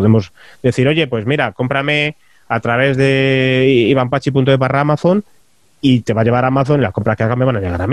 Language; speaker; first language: Spanish; native; Spanish